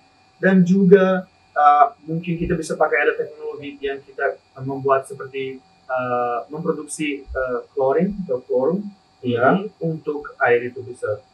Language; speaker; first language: Indonesian; non-native, learner; Spanish